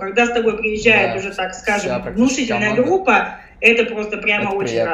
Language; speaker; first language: Russian; native; Russian